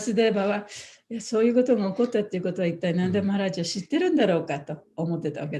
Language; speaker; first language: Japanese; native; Japanese